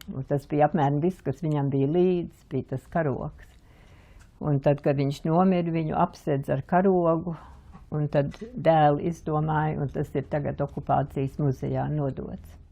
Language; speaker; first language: Latvian; early bilingual, heritage; Latvian